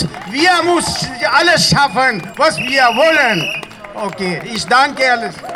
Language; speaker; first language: German; non-native, learner; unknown